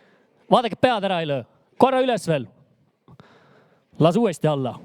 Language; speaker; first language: Estonian; native; Estonian